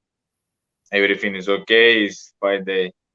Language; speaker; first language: English; non-native, learner; Russian